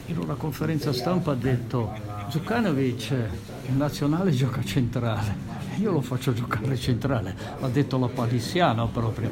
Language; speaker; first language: Italian; native; Italian